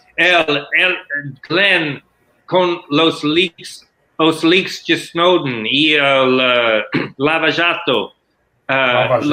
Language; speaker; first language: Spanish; non-native, learner; English